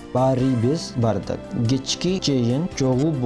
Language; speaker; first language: Kyrgyz; non-native, learner; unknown